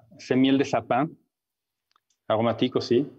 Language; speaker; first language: French; non-native, fluent; Spanish